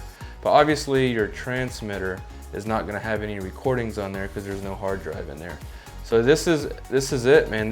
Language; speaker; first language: English; native; English